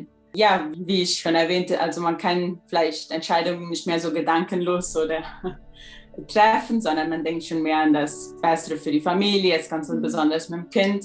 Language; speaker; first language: German; early bilingual, heritage; German